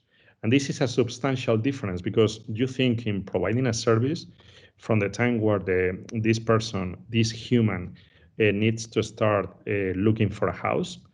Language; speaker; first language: English; non-native, fluent; Spanish